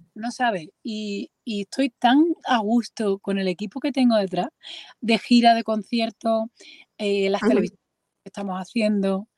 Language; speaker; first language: Spanish; native; Spanish